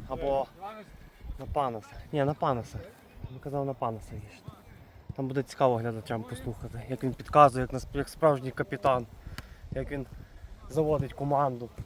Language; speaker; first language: Ukrainian; native; Ukrainian